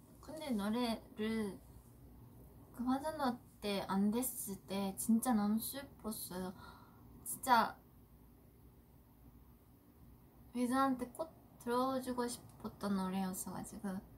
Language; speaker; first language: Korean; non-native, fluent; Japanese